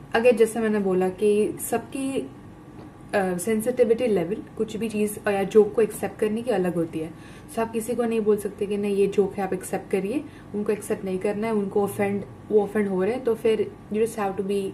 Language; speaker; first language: Hindi; non-native, local second language; Gujarati